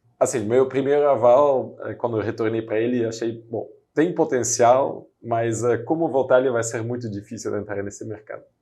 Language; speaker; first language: Portuguese; non-native, fluent; Dutch